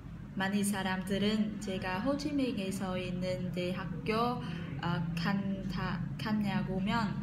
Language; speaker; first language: Korean; non-native, fluent; Vietnamese